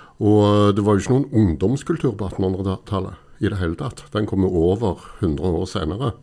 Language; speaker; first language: Norwegian; native; Norwegian